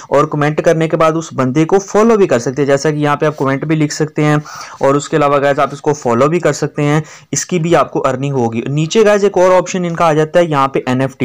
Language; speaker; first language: Urdu; non-native, local second language; Punjabi